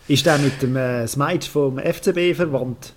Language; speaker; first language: German; native; German